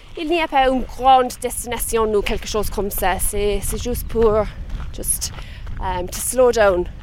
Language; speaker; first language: French; non-native, learner; English